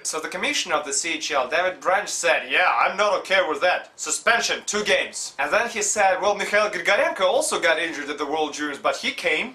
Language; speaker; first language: English; non-native, fluent; Russian